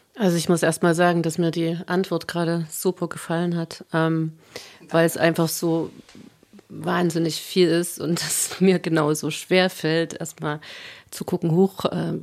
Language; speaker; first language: German; native; German